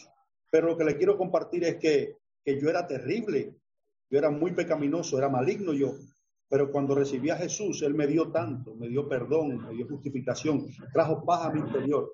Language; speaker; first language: Spanish; native; Spanish